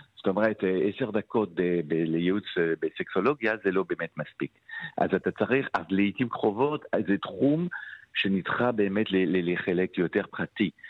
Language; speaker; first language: Hebrew; non-native, fluent; French